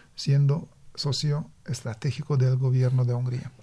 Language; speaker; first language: Spanish; non-native, fluent; Hungarian